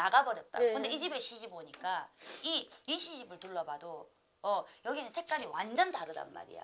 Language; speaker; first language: Korean; native; Korean